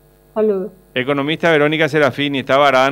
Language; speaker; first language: Spanish; native; Spanish